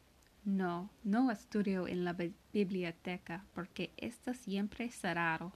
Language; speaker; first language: Spanish; non-native, learner; English